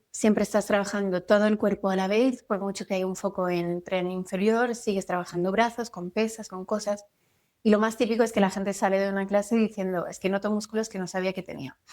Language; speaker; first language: Spanish; non-native, fluent; French